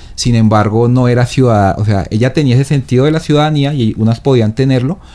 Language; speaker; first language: Spanish; native; Spanish